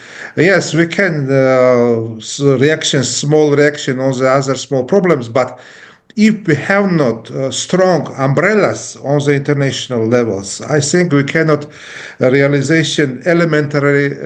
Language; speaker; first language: English; non-native, learner; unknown